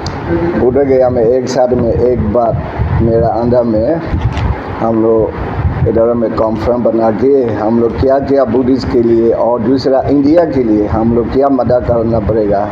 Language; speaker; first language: Hindi; non-native, learner; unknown